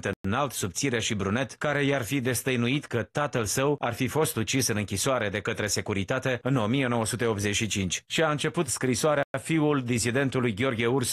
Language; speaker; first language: Romanian; native; Romanian